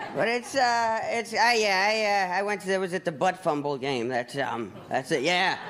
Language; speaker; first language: English; native; English